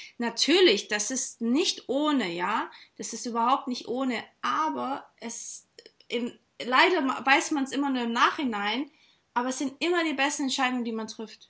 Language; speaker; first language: German; early bilingual, other home language; Portuguese